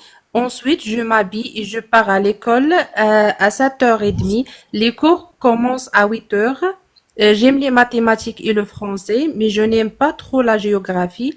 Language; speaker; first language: French; non-native, learner; Arabic